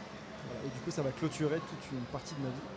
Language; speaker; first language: French; native; French